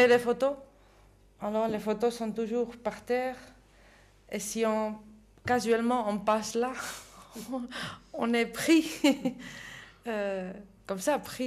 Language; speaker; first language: French; non-native, fluent; Dutch